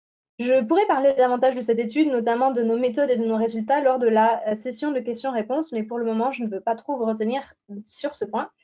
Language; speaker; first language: French; native; French